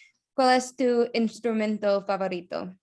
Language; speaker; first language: Spanish; non-native, learner; English